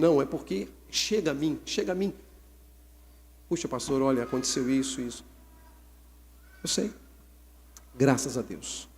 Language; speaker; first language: Portuguese; native; Portuguese